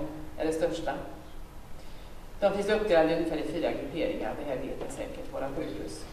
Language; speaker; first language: Swedish; native; Swedish